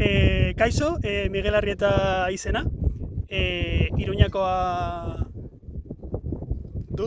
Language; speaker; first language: Basque; non-native, local second language; Spanish